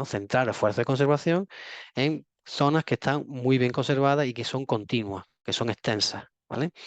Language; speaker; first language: Spanish; native; Spanish